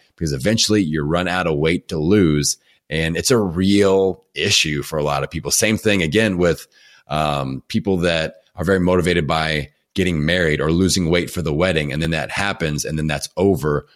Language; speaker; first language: English; native; English